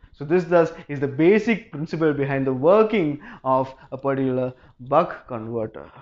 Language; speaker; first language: English; non-native, local second language; Malayalam